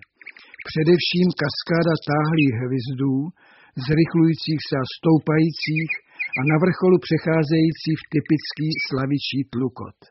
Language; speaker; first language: Czech; native; Czech